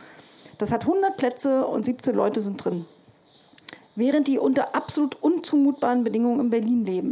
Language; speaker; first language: German; native; German